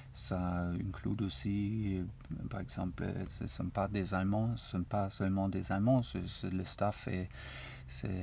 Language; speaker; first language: French; non-native, learner; German